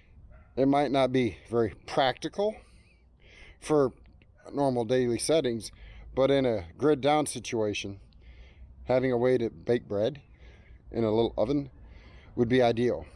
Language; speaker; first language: English; native; English